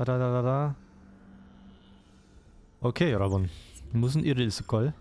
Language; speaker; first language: Korean; non-native, fluent; German